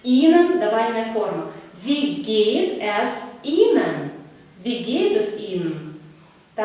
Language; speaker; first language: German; non-native, fluent; Belarusian